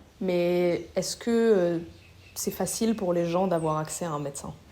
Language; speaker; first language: French; native; French